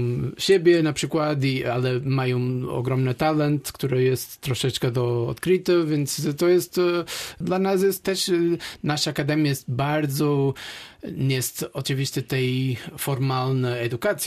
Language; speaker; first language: Polish; non-native, learner; Portuguese